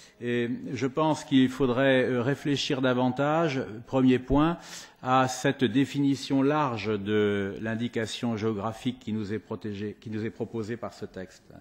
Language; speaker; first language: French; native; French